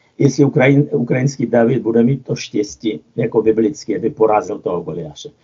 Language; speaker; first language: Czech; non-native, fluent; Russian